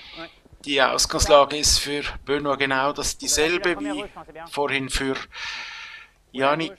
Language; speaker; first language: German; native; German